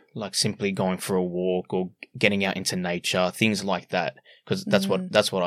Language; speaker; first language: English; native; English